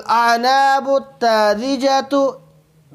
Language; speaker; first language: Arabic; non-native, learner; Urdu